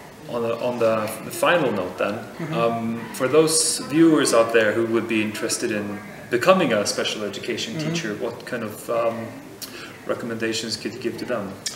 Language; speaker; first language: English; non-native, fluent; Swedish